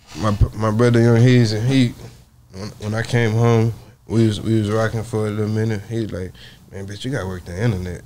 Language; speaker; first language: English; native; English